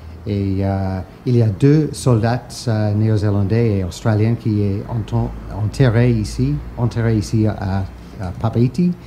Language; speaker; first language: French; non-native, fluent; English